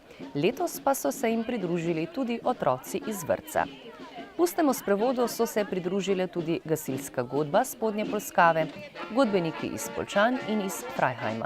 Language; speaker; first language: Slovenian; native; Slovenian